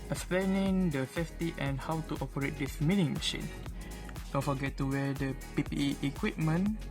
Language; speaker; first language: English; non-native, local second language; Malay